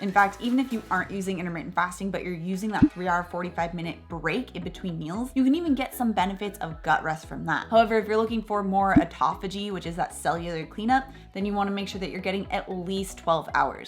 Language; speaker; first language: English; native; English